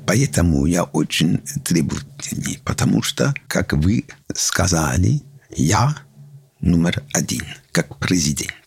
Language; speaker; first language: Russian; non-native, learner; English